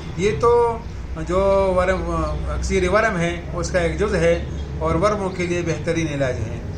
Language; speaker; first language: Urdu; non-native, local second language; Pashto